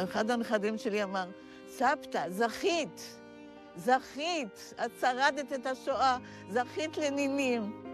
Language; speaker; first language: Hebrew; non-native, fluent; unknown